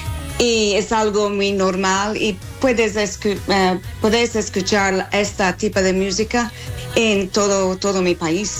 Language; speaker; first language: Spanish; non-native, fluent; English